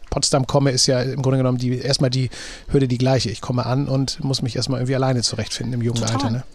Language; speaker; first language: German; native; German